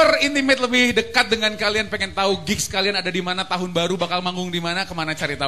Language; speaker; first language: Indonesian; native; Indonesian